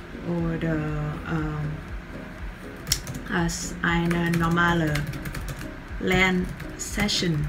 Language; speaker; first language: German; non-native, fluent; Vietnamese